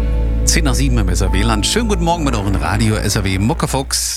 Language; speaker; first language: German; native; German